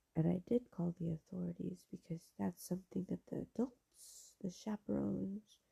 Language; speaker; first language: English; early bilingual, other home language; Spanish